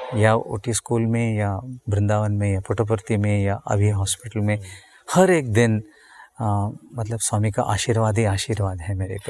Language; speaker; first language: Hindi; non-native, local second language; Tamil